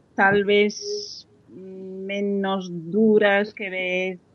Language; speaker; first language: Spanish; non-native, fluent; French